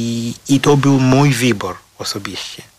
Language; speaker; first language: Polish; non-native, fluent; Shona